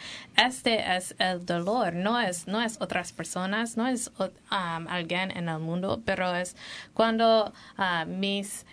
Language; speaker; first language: Spanish; non-native, learner; English